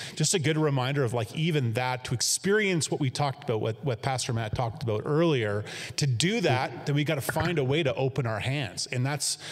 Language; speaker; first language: English; native; English